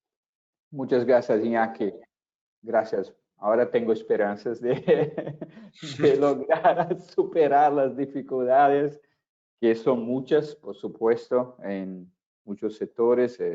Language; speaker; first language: Spanish; non-native, fluent; Portuguese